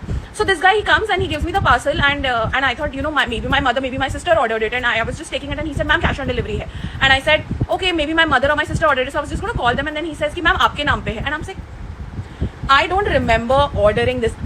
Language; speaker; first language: English; non-native, local second language; Hindi